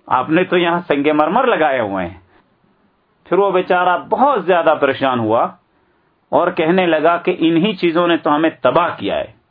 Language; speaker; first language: Urdu; native; Urdu